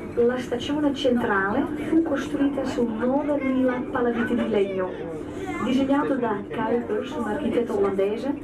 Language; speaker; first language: Italian; non-native, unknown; Dutch